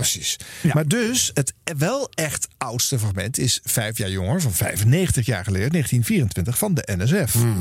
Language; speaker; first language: Dutch; native; Dutch